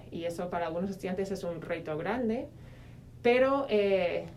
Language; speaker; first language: Spanish; non-native, fluent; English